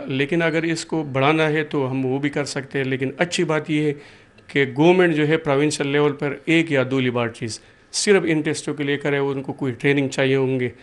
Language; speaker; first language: Urdu; non-native, local second language; Punjabi